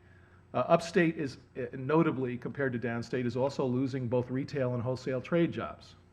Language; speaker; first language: English; native; English